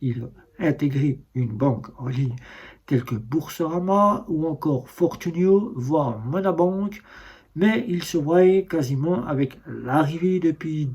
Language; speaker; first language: French; native; French